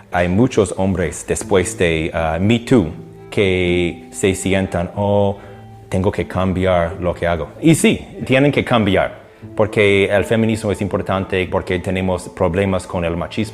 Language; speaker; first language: Spanish; non-native, fluent; English